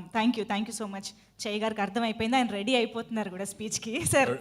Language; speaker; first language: Telugu; native; Telugu